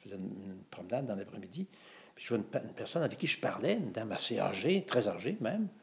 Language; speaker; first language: French; native; French